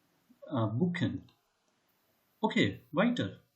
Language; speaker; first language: German; non-native, learner; Hindi